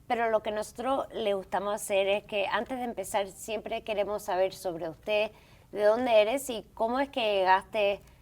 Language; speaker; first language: Spanish; early bilingual, heritage; English